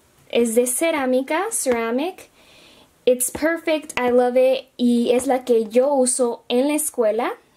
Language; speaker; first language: Spanish; early bilingual, heritage; Spanish